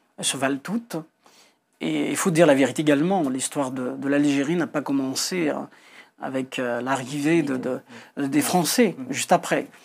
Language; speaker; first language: French; non-native, local second language; Kabyle